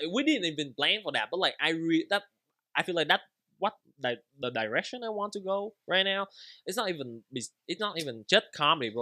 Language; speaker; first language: English; non-native, learner; Vietnamese